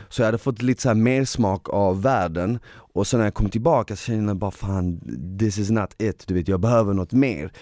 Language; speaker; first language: Swedish; native; Swedish